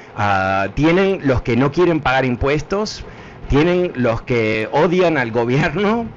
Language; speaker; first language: Spanish; early bilingual, heritage; Spanish